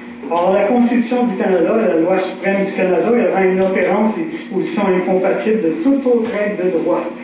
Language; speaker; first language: French; native; French